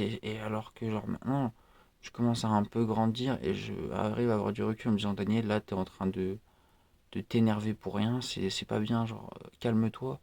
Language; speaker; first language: French; native; French